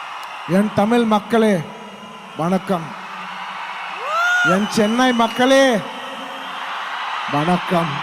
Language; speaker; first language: Tamil; non-native, local second language; Telugu